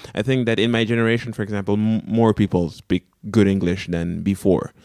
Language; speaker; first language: English; non-native, local second language; French